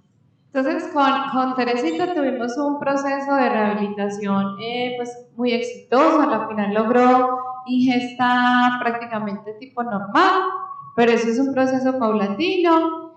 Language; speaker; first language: Spanish; native; Spanish